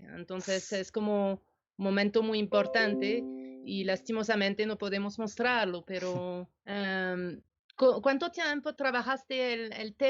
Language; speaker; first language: Spanish; non-native, fluent; French